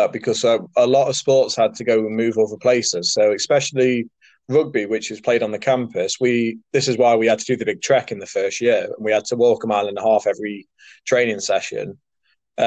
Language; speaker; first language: English; native; English